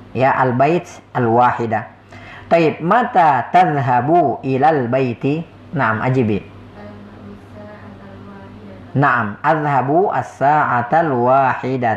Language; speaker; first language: Arabic; non-native, fluent; Indonesian